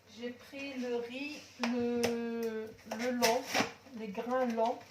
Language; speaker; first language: French; non-native, local second language; Arabic